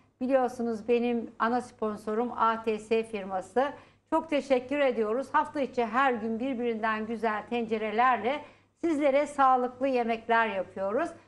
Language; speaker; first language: Turkish; native; Turkish